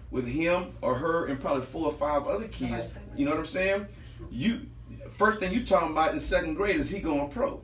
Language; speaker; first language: English; native; English